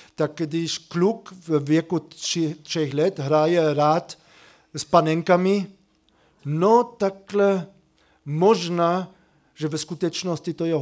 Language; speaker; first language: Czech; non-native, fluent; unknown